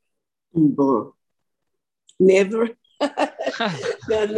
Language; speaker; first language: English; non-native, learner; Spanish